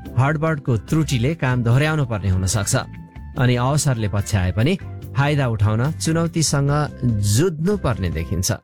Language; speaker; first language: Nepali; native; Nepali